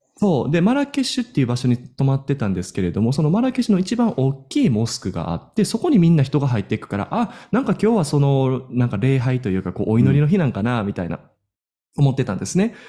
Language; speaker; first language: Japanese; native; Japanese